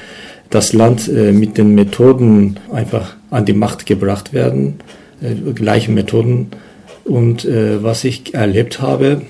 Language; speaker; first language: German; non-native, learner; Turkish